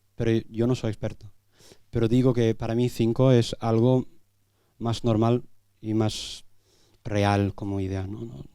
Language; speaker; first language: Spanish; non-native, fluent; English